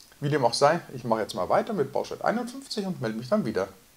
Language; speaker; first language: German; native; German